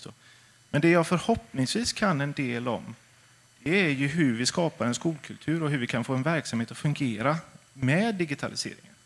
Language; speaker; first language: Swedish; native; Swedish